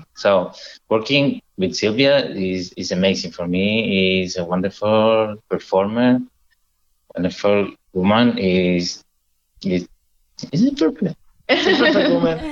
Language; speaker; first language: English; non-native, learner; Spanish